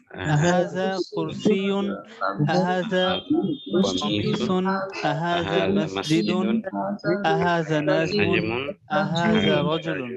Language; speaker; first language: Arabic; non-native, learner; Bangla